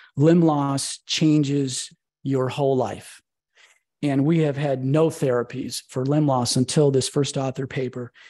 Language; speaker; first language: English; native; English